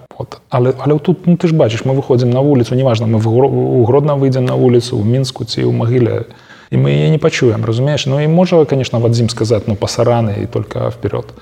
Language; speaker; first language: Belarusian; non-native, local second language; Polish